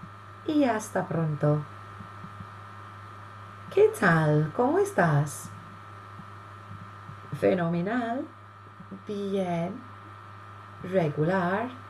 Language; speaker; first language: Spanish; non-native, fluent; English